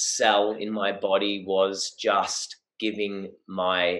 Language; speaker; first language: English; native; English